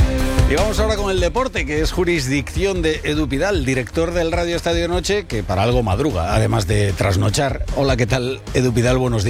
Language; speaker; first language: Spanish; native; Spanish